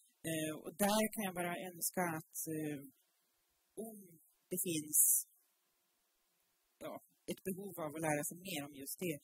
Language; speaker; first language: Swedish; native; Swedish